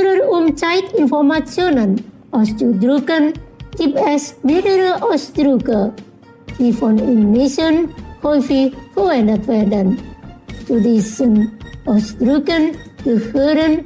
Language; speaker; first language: German; non-native, fluent; Indonesian